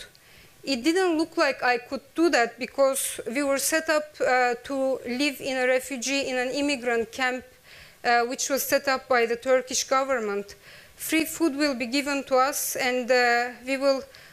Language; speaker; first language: English; non-native, fluent; Turkish